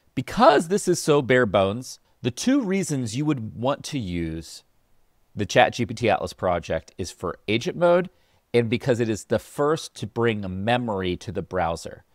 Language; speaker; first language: English; native; English